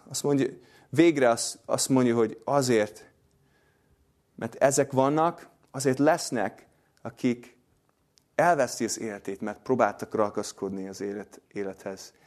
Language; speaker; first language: Hungarian; non-native, fluent; English